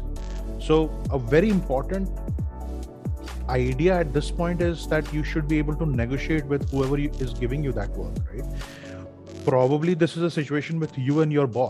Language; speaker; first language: English; non-native, local second language; Hindi